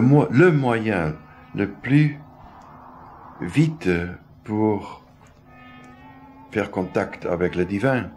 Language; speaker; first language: French; non-native, fluent; German